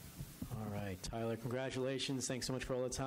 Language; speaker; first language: English; native; English